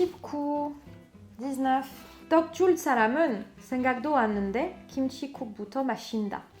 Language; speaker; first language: Korean; non-native, fluent; French